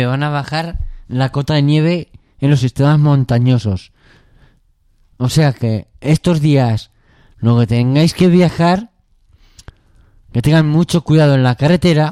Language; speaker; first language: Spanish; native; Spanish